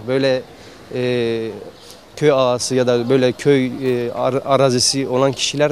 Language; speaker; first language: Turkish; native; Turkish